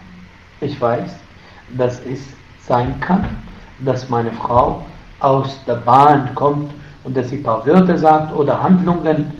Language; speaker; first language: German; non-native, fluent; Arabic